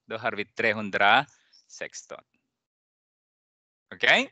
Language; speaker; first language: Swedish; non-native, fluent; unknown